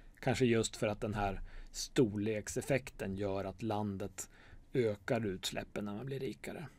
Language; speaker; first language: Swedish; native; Swedish